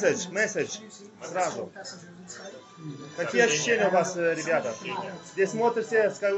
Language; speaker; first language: Russian; non-native, fluent; Italian